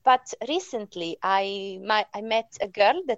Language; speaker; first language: English; non-native, fluent; Italian